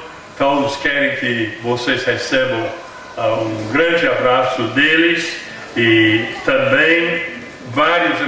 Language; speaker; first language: Portuguese; non-native, fluent; English